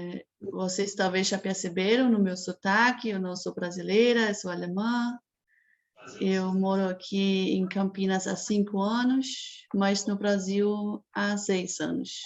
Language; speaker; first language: Portuguese; non-native, fluent; German